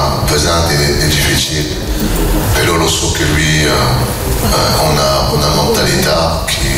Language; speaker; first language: Italian; non-native, fluent; French